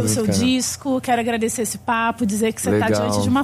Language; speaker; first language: Portuguese; native; Portuguese